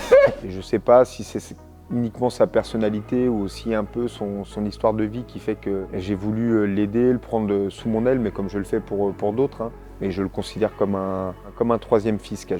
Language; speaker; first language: French; native; French